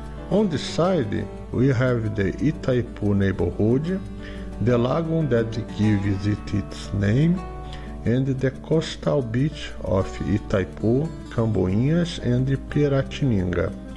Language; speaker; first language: English; non-native, fluent; Portuguese